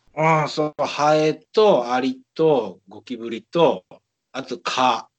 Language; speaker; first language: Japanese; native; Japanese